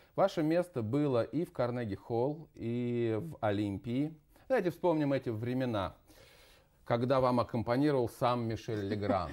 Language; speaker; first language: Russian; native; Russian